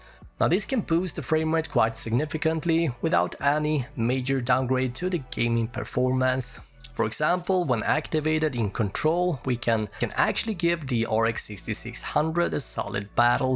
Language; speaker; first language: English; native; English